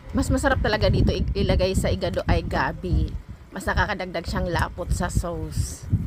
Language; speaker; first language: Filipino; non-native, local second language; Bikol